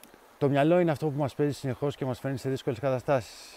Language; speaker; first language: Greek; native; Greek